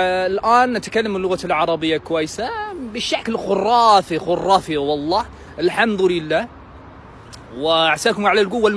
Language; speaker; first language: Arabic; non-native, learner; Kazakh